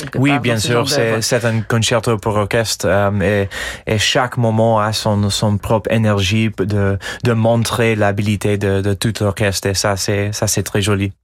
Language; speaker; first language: French; non-native, fluent; English